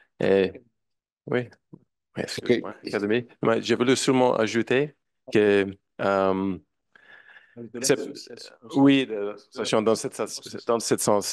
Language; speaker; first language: French; non-native, learner; English